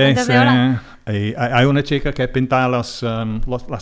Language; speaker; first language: Spanish; non-native, learner; English